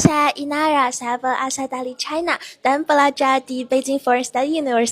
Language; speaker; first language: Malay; non-native, learner; Chinese